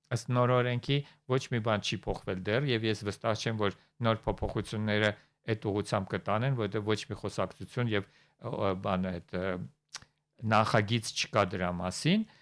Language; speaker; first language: Armenian; native; Armenian